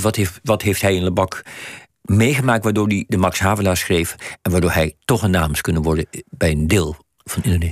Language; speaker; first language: Dutch; native; Dutch